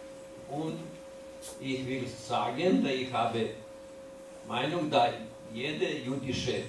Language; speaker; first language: German; non-native, learner; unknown